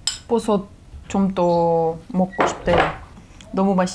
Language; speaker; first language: Korean; non-native, learner; Russian